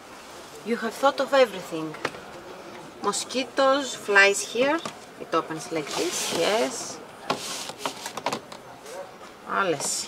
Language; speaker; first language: English; non-native, fluent; Greek